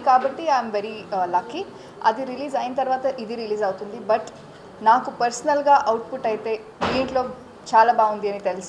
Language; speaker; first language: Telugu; non-native, learner; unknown